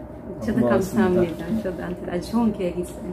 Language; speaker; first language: Korean; non-native, fluent; Turkish